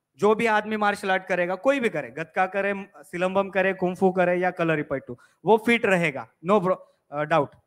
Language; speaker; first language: Hindi; non-native, local second language; Marathi